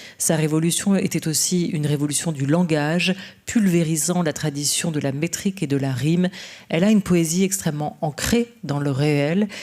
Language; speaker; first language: French; native; French